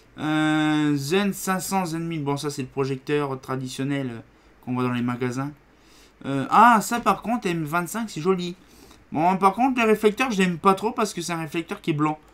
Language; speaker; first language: French; native; French